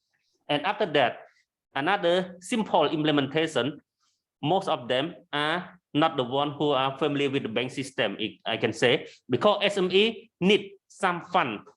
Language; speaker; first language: English; non-native, learner; Khmer